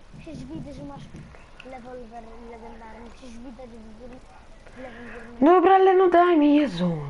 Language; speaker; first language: Polish; native; Polish